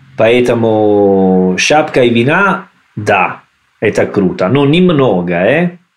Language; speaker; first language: Russian; non-native, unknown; Italian